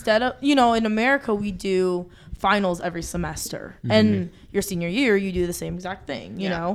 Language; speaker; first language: English; native; English